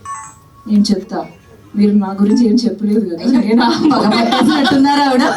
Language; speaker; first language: Telugu; non-native, fluent; Malayalam